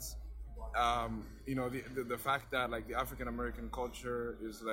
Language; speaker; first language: English; non-native, fluent; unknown